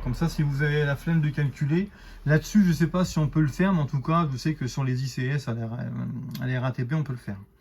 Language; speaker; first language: French; native; French